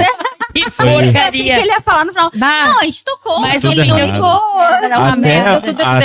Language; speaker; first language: Portuguese; native; Portuguese